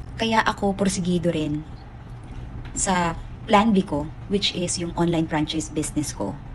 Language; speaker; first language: Filipino; native; Filipino